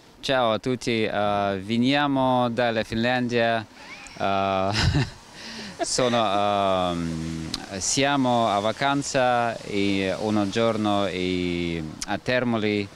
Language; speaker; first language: Italian; non-native, learner; Finnish